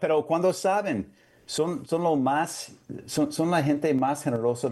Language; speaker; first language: Spanish; non-native, fluent; English